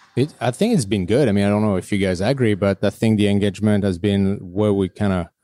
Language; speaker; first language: English; non-native, fluent; French